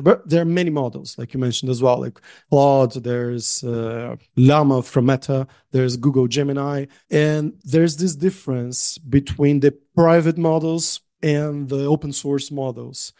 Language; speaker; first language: English; non-native, fluent; Portuguese